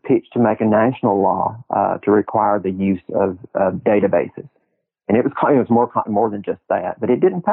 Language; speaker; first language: English; native; English